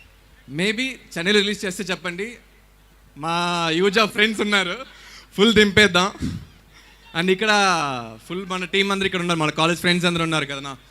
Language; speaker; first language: Telugu; non-native, fluent; Tamil